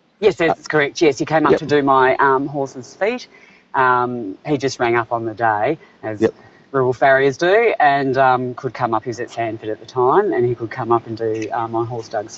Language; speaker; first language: English; native; English